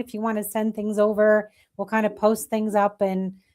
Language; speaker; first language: English; native; English